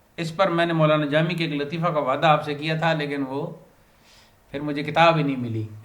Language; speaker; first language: Urdu; non-native, local second language; Punjabi